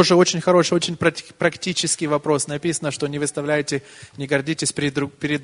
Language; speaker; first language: Russian; early bilingual, heritage; Russian